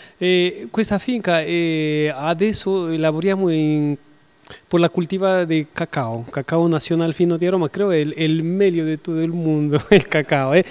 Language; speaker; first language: Italian; non-native, learner; Spanish